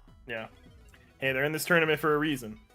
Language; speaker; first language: English; native; English